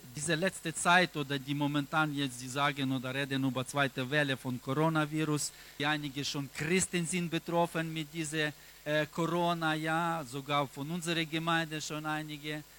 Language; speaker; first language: German; non-native, learner; Russian